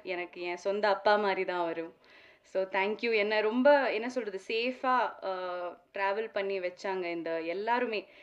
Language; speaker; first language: Tamil; non-native, local second language; Malayalam